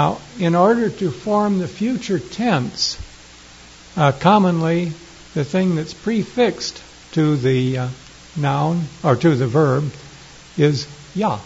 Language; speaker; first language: English; native; English